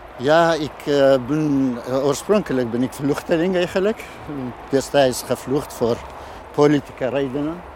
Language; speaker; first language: Dutch; non-native, fluent; Kurdish